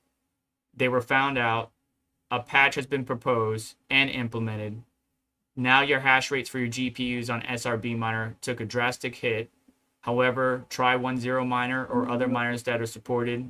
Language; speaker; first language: English; native; English